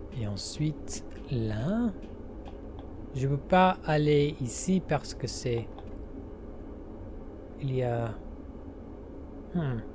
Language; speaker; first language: French; non-native, learner; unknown